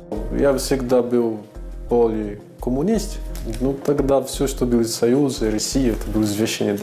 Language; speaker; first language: Russian; non-native, learner; Portuguese